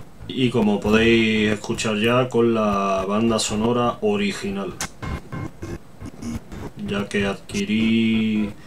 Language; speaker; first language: Spanish; native; Spanish